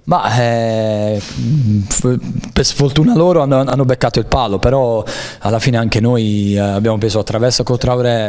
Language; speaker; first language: Italian; native; Italian